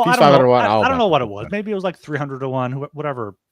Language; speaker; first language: English; native; English